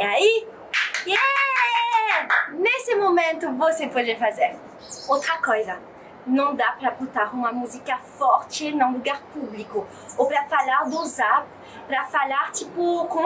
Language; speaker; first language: Portuguese; non-native, fluent; French